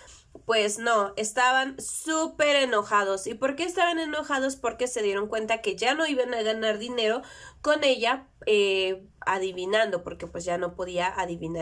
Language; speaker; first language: Spanish; native; Spanish